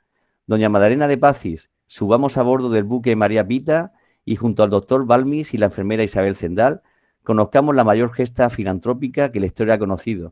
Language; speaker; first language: Spanish; native; Spanish